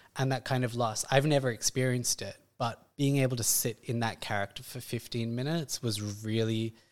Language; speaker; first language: English; native; English